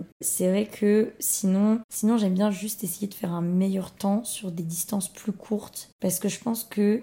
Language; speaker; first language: French; native; French